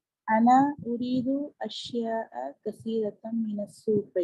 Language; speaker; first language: Arabic; non-native, learner; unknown